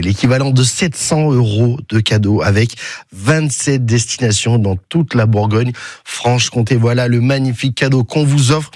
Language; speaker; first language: French; native; French